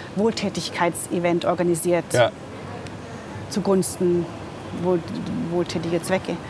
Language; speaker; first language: German; native; German